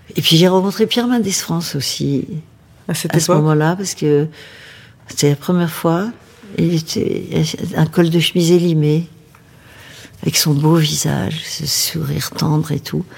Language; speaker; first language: French; native; French